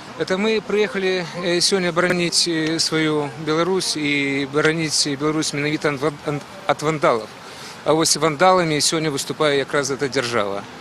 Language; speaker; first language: Belarusian; native; Belarusian